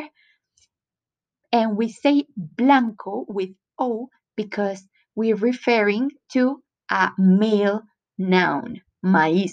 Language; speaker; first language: English; non-native, fluent; Spanish